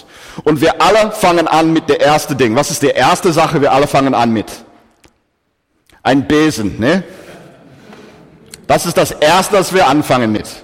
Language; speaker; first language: German; non-native, fluent; English